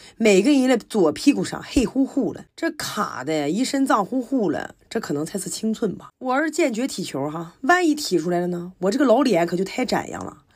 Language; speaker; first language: Chinese; native; Chinese